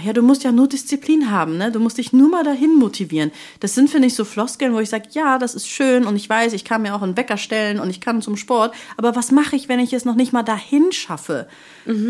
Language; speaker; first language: German; native; German